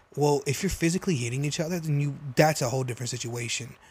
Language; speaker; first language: English; native; English